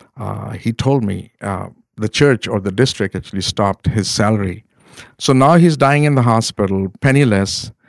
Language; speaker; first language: English; non-native, local second language; Urdu